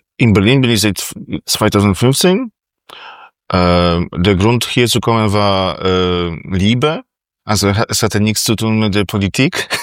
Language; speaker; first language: German; non-native, fluent; Polish